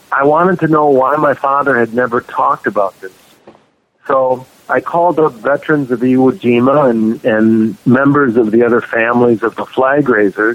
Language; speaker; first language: English; native; English